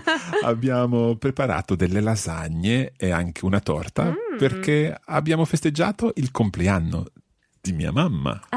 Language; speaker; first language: Italian; non-native, fluent; English